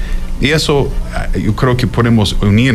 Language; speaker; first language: Spanish; non-native, fluent; English